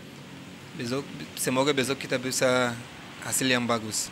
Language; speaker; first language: Indonesian; non-native, fluent; Portuguese